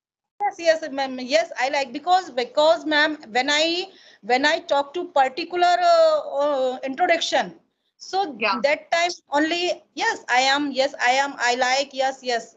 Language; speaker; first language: English; non-native, learner; Hindi